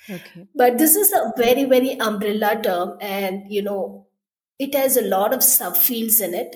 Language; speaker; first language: English; non-native, local second language; Tamil